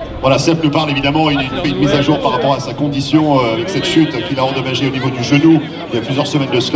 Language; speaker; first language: French; native; French